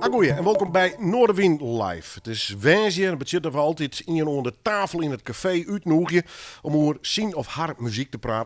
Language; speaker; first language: Dutch; non-native, local second language; Western Frisian